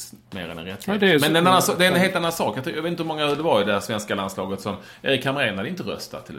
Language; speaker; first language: Swedish; native; Swedish